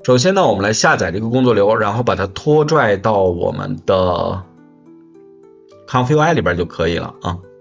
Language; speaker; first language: Chinese; native; Chinese